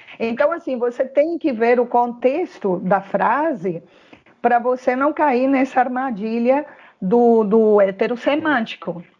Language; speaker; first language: Portuguese; non-native, fluent; Spanish